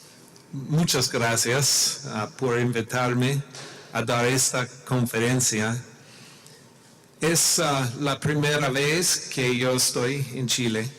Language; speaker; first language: Spanish; non-native, learner; English